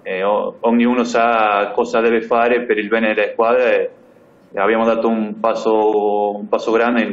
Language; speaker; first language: Italian; non-native, fluent; Spanish